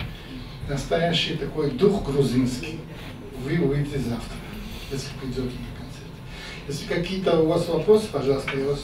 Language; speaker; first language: Russian; non-native, fluent; Georgian